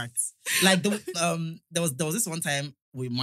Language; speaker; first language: English; non-native, local second language; Yoruba